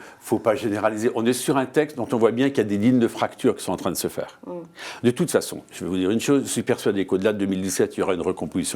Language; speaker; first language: French; native; French